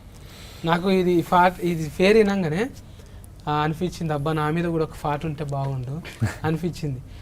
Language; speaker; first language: Telugu; native; Telugu